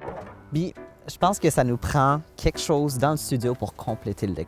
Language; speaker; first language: French; native; French